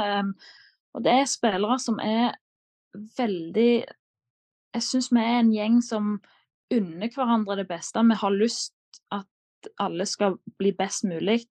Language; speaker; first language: Norwegian; native; Norwegian